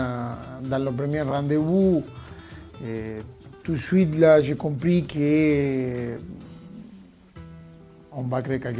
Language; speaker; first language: French; non-native, fluent; Spanish